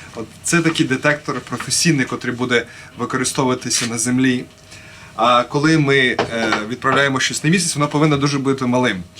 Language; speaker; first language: Ukrainian; native; Ukrainian